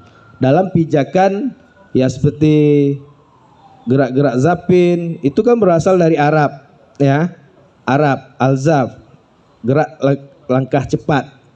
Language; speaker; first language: Indonesian; native; Indonesian